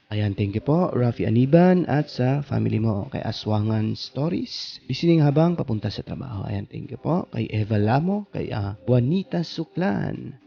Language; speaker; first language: Filipino; non-native, local second language; Cebuano